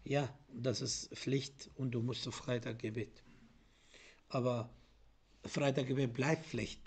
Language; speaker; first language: German; non-native, fluent; Arabic